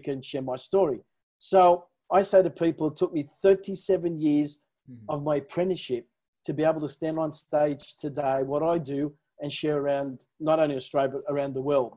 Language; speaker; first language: English; non-native, local second language; Italian